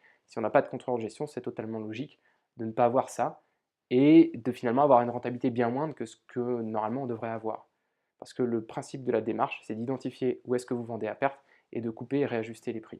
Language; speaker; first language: French; native; French